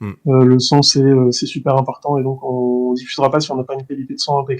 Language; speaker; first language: French; native; French